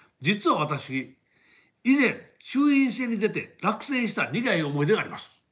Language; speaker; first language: Japanese; native; Japanese